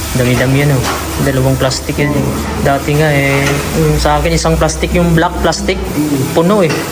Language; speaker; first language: Filipino; native; Filipino